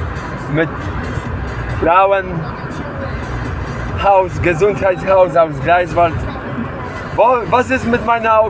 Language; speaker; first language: German; non-native, learner; Polish